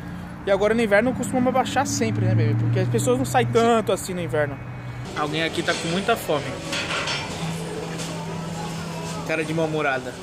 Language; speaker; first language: Portuguese; native; Portuguese